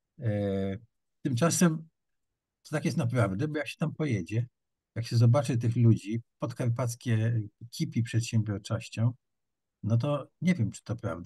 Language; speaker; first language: Polish; native; Polish